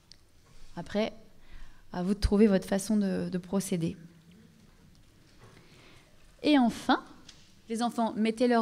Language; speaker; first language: French; native; French